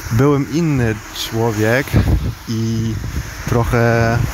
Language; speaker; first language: Polish; early bilingual, heritage; Polish